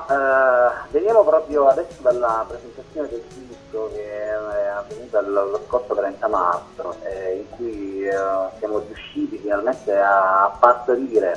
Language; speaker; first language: Italian; native; Italian